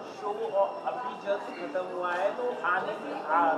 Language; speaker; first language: Hindi; native; Hindi